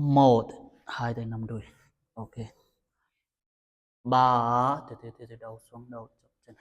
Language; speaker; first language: Vietnamese; non-native, learner; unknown